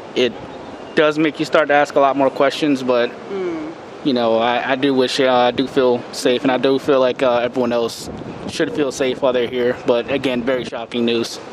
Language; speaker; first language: English; native; English